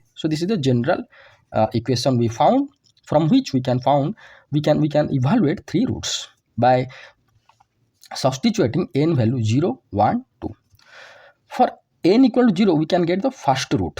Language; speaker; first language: English; non-native, local second language; Odia